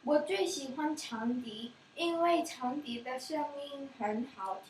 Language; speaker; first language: Chinese; non-native, learner; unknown